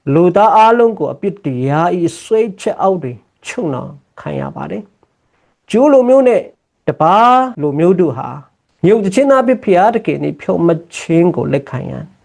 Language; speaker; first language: Burmese; non-native, local second language; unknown